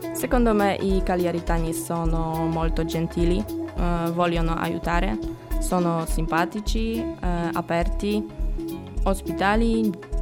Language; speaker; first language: Italian; non-native, fluent; Polish